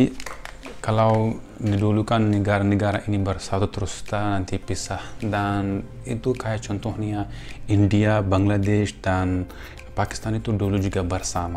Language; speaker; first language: Indonesian; non-native, fluent; Urdu